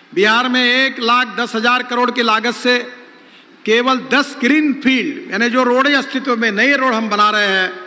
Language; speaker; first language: Hindi; non-native, local second language; Marathi